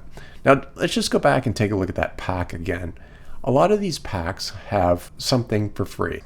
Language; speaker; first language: English; native; English